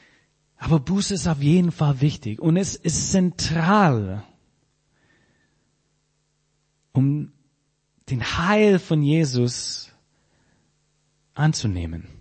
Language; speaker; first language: German; non-native, fluent; English